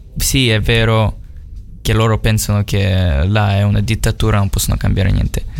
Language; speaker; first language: Italian; non-native, fluent; Ukrainian